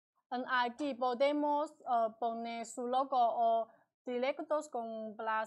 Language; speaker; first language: Spanish; non-native, learner; Chinese